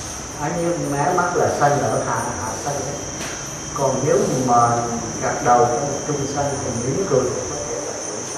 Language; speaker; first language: Vietnamese; native; Vietnamese